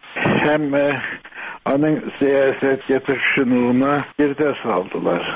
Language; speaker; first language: Tatar; early bilingual, heritage; Tatar